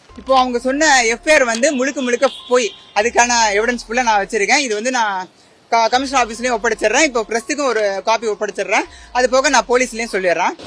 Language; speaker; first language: Tamil; native; Tamil